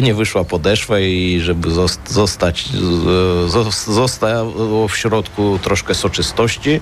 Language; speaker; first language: Polish; non-native, fluent; Armenian